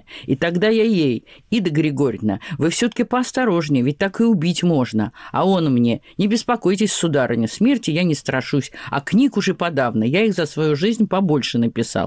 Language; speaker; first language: Russian; native; Russian